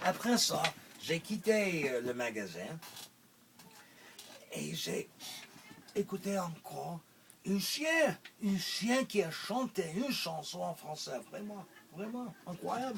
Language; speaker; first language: French; non-native, local second language; English